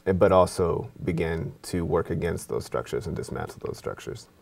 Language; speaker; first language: English; native; English